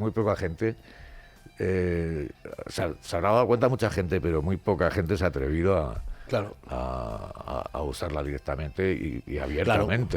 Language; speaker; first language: Spanish; native; Spanish